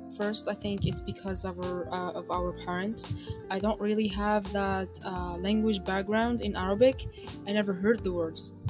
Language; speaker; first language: English; non-native, fluent; Arabic